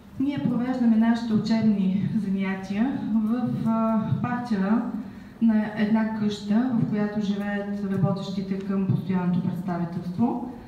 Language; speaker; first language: Bulgarian; native; Bulgarian